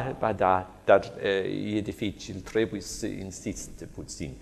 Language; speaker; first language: Romanian; non-native, fluent; English